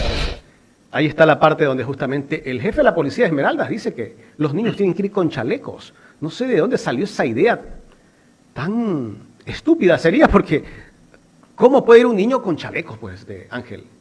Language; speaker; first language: Spanish; native; Spanish